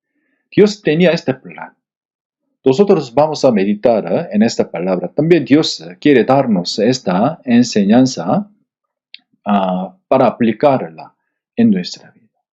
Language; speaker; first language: Spanish; non-native, fluent; Korean